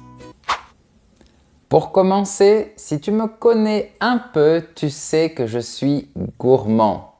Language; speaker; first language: French; native; French